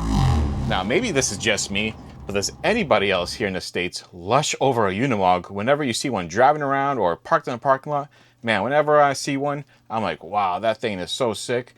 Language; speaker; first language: English; native; English